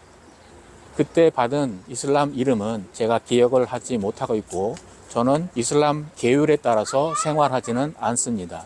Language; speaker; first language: Korean; native; Korean